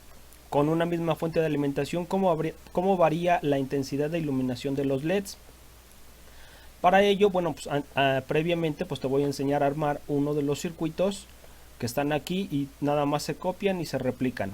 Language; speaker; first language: Spanish; native; Spanish